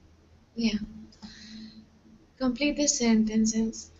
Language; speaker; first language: English; non-native, learner; Portuguese